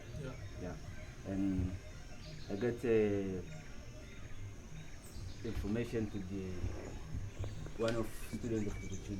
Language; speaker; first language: English; non-native, local second language; Swahili